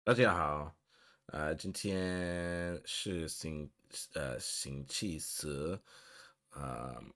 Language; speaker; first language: Chinese; non-native, learner; English